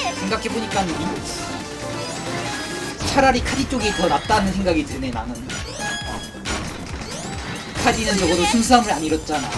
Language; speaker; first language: Korean; native; Korean